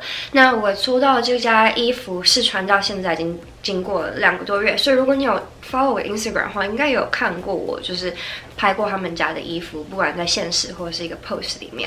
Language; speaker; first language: Chinese; native; Chinese